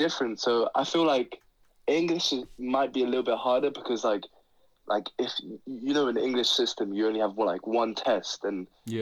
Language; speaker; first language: English; native; English